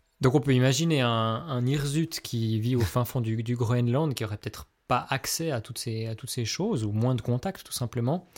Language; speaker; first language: French; native; French